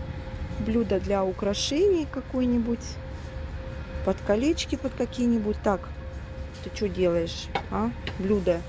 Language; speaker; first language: Russian; native; Russian